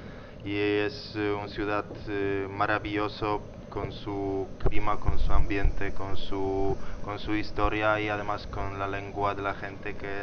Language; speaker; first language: Spanish; non-native, learner; Polish